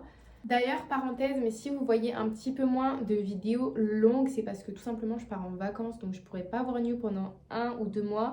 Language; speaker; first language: French; native; French